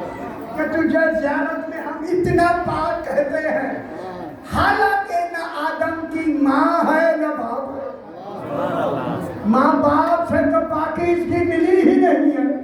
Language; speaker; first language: Urdu; native; Urdu